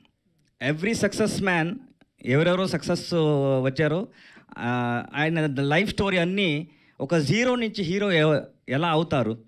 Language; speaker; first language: Telugu; non-native, learner; Kannada